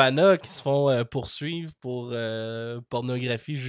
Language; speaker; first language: French; native; French